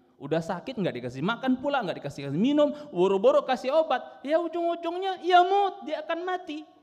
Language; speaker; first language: Indonesian; non-native, local second language; Sundanese